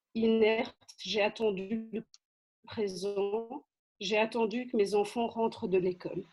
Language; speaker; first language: French; native; French